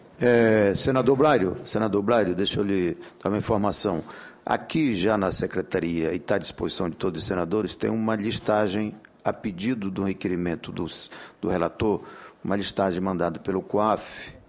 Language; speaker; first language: Portuguese; native; Portuguese